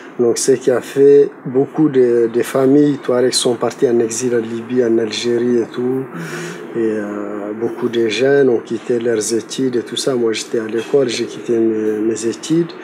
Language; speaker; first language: French; non-native, local second language; Tamasheq